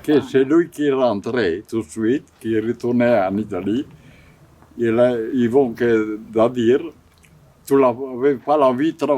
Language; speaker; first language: French; non-native, fluent; Italian